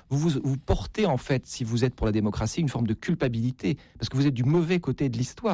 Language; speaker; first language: French; native; French